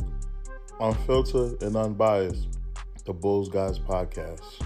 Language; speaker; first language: English; native; English